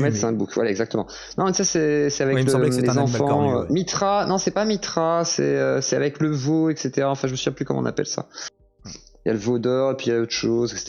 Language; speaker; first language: French; native; French